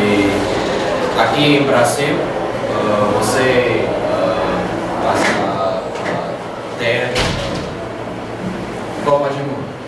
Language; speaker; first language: Portuguese; non-native, learner; Spanish